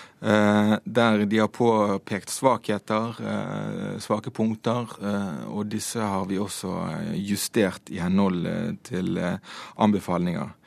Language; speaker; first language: Norwegian; native; Norwegian